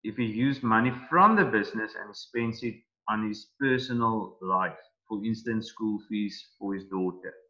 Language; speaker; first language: English; non-native, local second language; Afrikaans